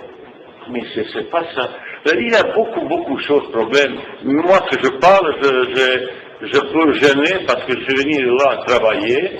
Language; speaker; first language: French; non-native, fluent; Bosnian